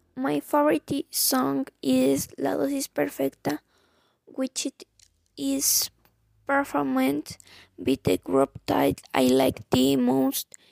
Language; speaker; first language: English; non-native, fluent; Spanish